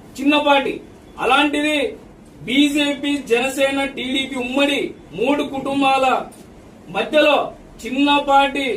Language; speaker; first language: Telugu; native; Telugu